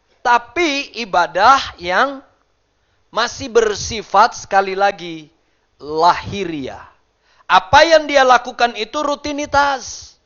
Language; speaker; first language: Indonesian; native; Indonesian